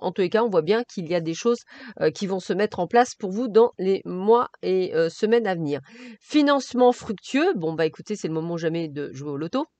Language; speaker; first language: French; native; French